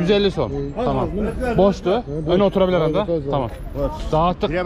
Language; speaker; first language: Turkish; native; Turkish